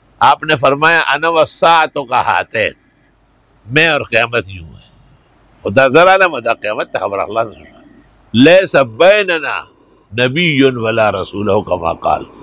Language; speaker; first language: Urdu; non-native, local second language; Pashto